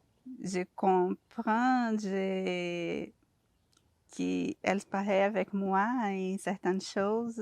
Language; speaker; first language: French; non-native, learner; Portuguese